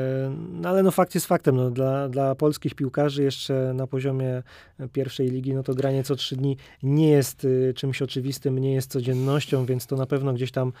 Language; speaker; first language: Polish; native; Polish